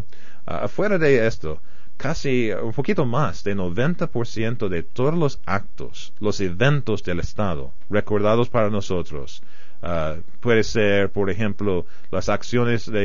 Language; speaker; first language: Spanish; non-native, fluent; English